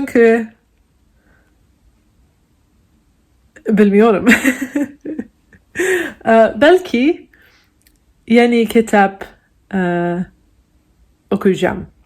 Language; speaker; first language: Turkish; non-native, learner; English